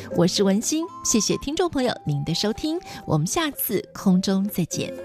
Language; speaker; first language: Chinese; native; Chinese